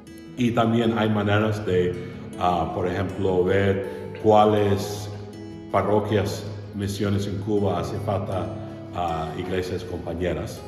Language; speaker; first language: Spanish; non-native, fluent; English